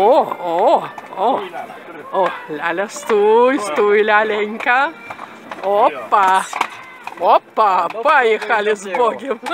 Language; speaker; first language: Polish; non-native, fluent; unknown